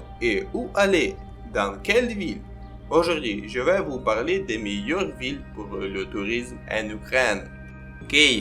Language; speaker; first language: French; non-native, learner; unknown